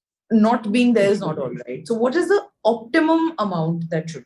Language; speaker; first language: English; non-native, local second language; Hindi